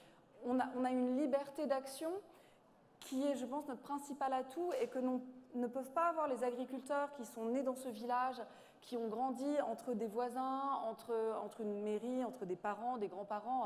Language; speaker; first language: French; native; French